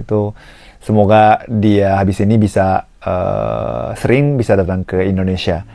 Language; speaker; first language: Indonesian; non-native, fluent; Japanese